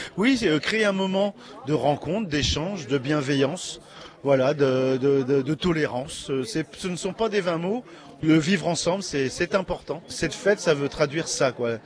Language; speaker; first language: French; native; French